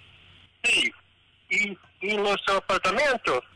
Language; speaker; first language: Spanish; non-native, learner; Portuguese